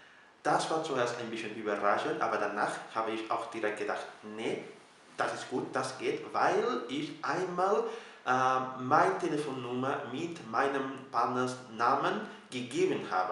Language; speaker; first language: German; non-native, fluent; Catalan